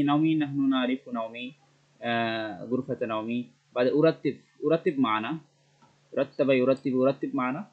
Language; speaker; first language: Arabic; non-native, learner; Bangla